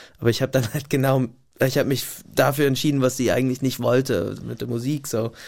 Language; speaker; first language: German; non-native, fluent; English